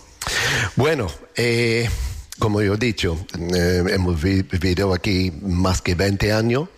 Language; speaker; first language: Spanish; non-native, learner; English